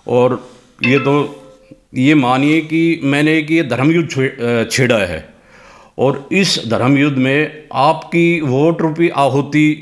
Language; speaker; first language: Hindi; native; Hindi